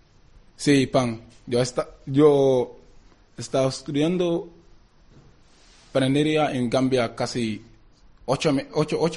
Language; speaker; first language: Spanish; non-native, learner; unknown